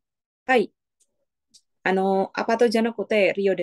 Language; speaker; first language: Japanese; non-native, learner; Indonesian